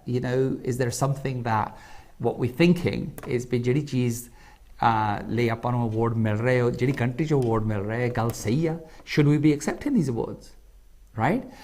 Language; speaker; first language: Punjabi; early bilingual, heritage; Punjabi